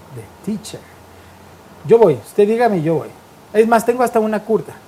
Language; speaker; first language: Spanish; native; Spanish